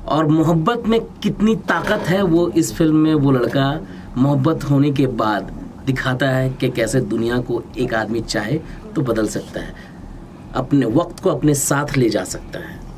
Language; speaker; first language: Hindi; native; Hindi